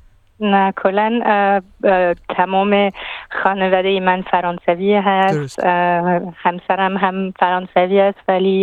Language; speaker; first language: Persian; non-native, fluent; French